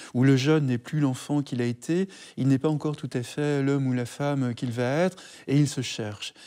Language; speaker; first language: French; native; French